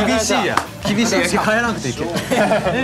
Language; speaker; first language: Japanese; native; Japanese